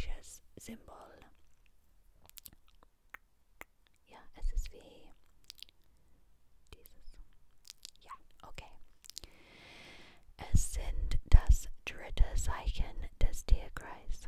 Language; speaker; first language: German; non-native, learner; English